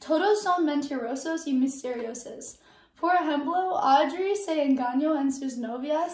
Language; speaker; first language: Spanish; non-native, learner; English